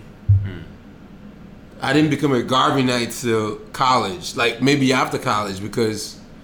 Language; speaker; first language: English; native; English